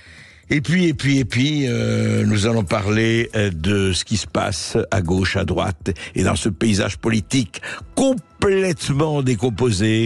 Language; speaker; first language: French; native; French